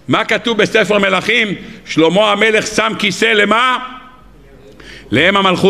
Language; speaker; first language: Hebrew; native; Hebrew